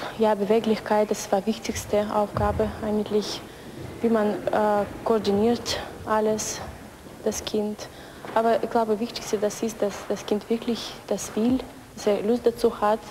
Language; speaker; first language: German; non-native, fluent; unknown